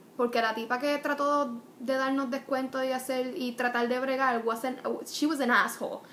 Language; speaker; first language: Spanish; early bilingual, heritage; Spanish